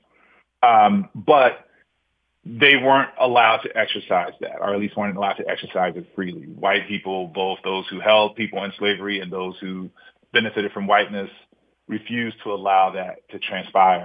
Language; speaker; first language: English; native; English